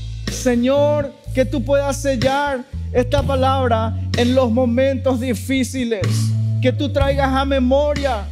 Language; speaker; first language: Spanish; native; Spanish